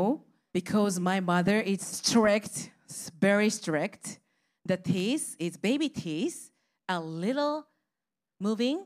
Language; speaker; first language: English; non-native, learner; Japanese